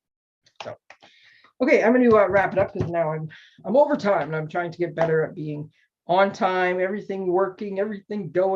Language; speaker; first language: English; native; English